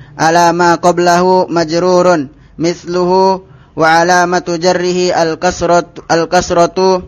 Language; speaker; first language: Arabic; non-native, learner; Indonesian